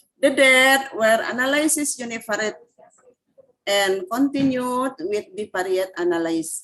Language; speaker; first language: English; non-native, fluent; Indonesian